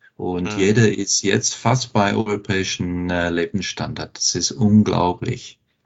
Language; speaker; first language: German; non-native, fluent; English